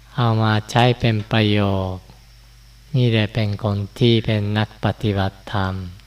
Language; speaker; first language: Thai; non-native, fluent; Japanese